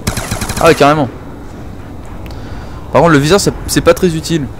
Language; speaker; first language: French; native; French